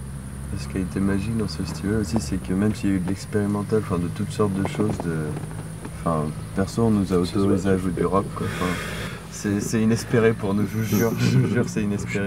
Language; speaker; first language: French; native; French